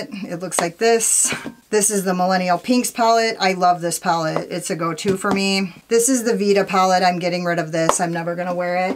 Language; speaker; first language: English; native; English